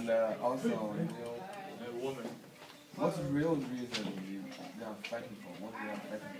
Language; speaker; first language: English; non-native, learner; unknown